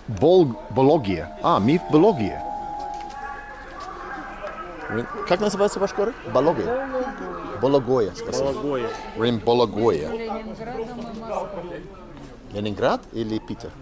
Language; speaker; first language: Russian; non-native, learner; English